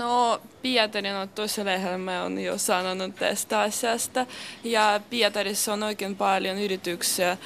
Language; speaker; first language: Finnish; non-native, learner; Russian